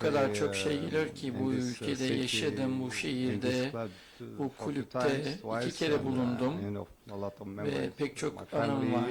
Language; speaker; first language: Turkish; non-native, learner; Portuguese